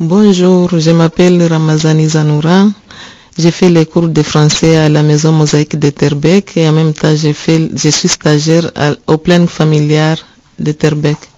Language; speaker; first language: French; non-native, learner; Rundi